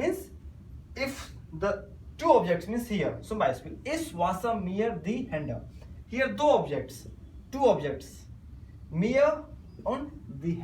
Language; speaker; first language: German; non-native, learner; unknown